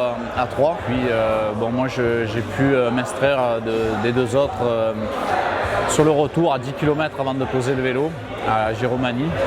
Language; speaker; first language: French; native; French